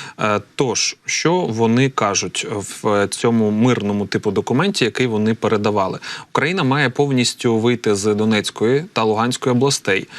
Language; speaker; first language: Ukrainian; native; Ukrainian